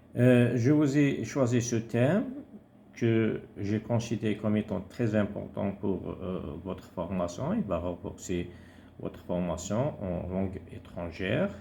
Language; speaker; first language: French; non-native, local second language; Arabic